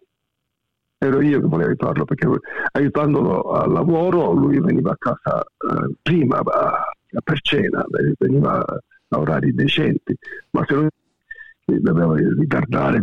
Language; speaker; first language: Italian; native; Italian